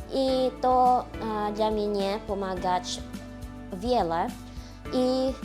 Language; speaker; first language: Polish; non-native, learner; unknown